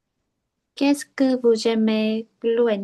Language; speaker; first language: French; non-native, learner; Korean